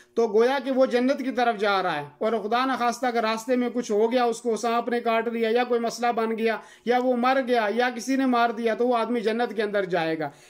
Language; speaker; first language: Urdu; non-native, local second language; Gujari